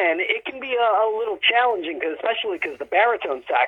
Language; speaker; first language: English; native; English